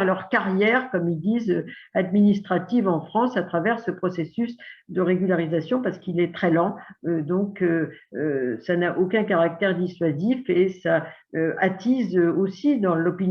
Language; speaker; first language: French; native; French